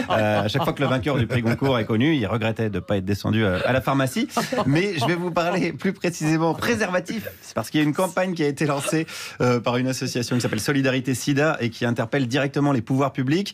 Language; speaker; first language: French; native; French